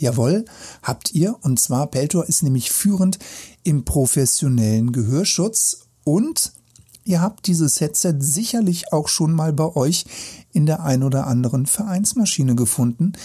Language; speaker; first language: German; native; German